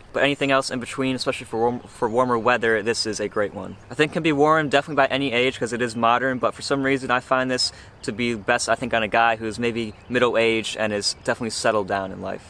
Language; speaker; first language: English; native; English